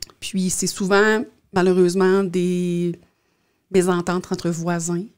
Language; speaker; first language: French; native; French